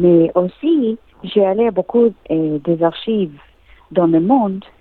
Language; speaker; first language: French; non-native, learner; English